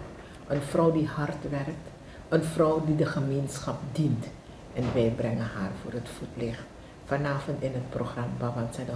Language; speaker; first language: Dutch; non-native, local second language; Javanese